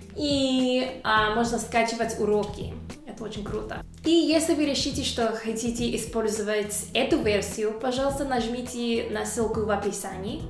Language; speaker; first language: Russian; non-native, fluent; English